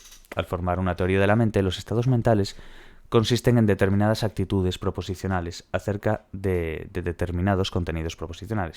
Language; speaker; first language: Spanish; native; Spanish